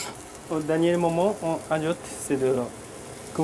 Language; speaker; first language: French; non-native, learner; Japanese